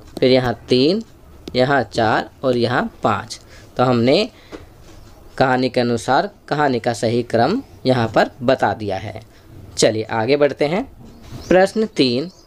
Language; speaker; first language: Hindi; native; Hindi